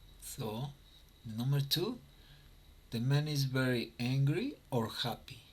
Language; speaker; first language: English; non-native, fluent; Spanish